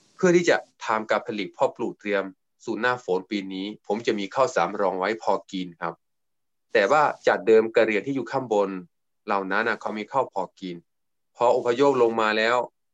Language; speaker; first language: Thai; non-native, local second language; S'gaw Karen